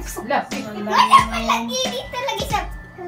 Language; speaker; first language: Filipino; non-native, local second language; Cebuano